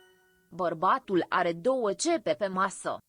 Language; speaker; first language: Romanian; non-native, learner; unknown